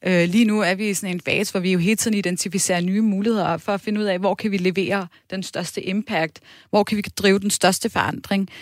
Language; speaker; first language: Danish; native; Danish